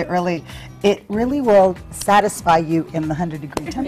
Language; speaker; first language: English; native; English